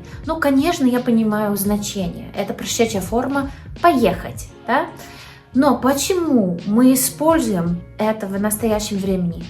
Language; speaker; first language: Russian; non-native, learner; English